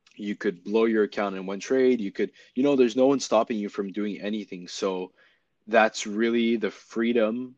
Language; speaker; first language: English; non-native, fluent; French